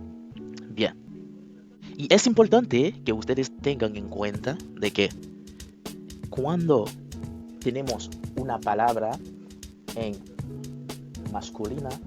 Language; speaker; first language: Spanish; non-native, fluent; French